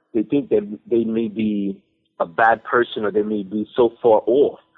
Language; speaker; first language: English; native; English